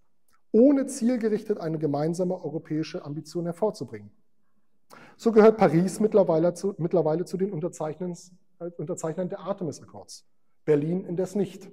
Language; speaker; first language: German; native; German